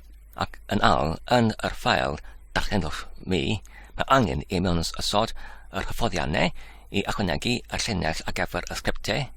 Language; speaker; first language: Welsh; non-native, learner; English